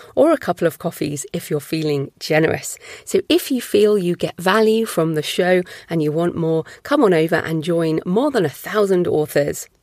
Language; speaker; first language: English; native; English